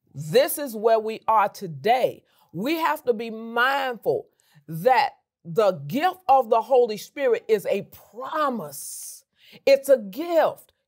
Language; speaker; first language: English; native; English